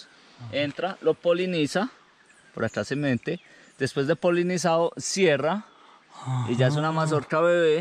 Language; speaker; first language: Spanish; native; Spanish